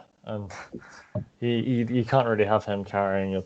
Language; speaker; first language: English; native; English